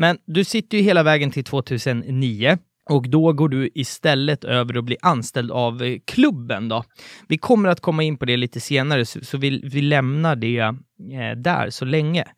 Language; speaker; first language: Swedish; native; Swedish